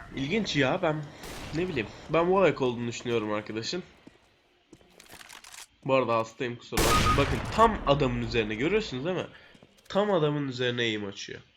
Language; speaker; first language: Turkish; native; Turkish